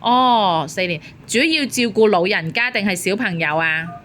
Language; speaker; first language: Cantonese; native; Cantonese